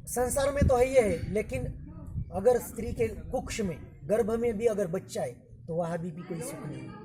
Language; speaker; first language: Hindi; non-native, local second language; Marathi